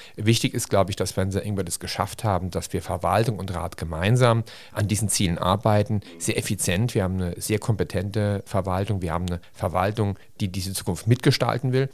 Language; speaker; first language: German; native; German